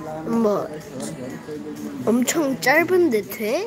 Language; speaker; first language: Korean; early bilingual, heritage; Korean